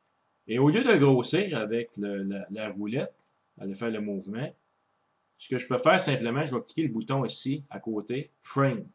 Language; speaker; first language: French; native; French